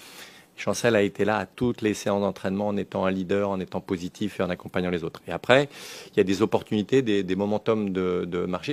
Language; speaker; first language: French; native; French